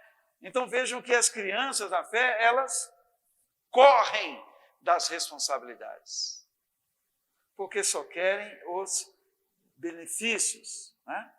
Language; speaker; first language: Portuguese; native; Portuguese